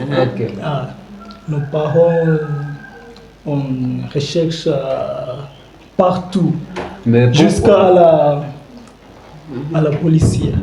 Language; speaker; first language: French; non-native, learner; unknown